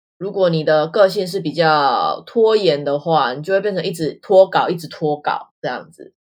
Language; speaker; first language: Chinese; native; Chinese